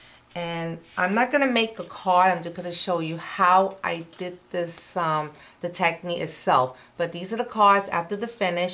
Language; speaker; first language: English; non-native, fluent; Spanish